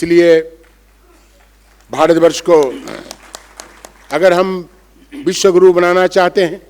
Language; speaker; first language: Hindi; non-native, local second language; Bangla